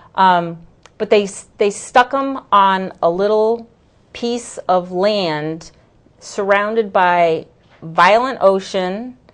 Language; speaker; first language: English; native; English